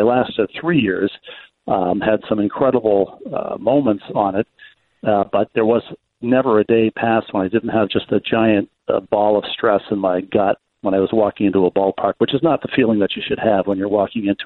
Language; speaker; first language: English; native; English